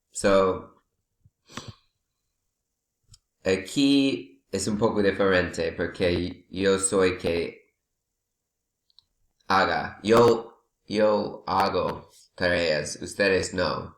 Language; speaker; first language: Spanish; non-native, learner; English